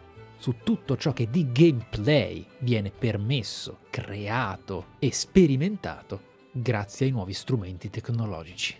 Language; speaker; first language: Italian; native; Italian